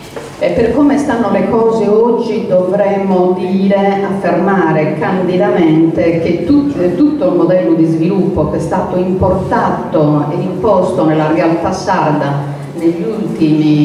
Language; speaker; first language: Italian; native; Italian